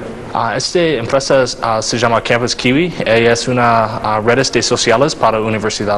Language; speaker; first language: Spanish; non-native, learner; English